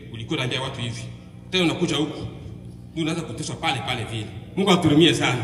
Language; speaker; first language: Swahili; non-native, local second language; Bembe